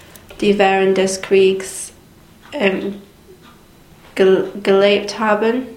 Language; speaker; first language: German; non-native, learner; English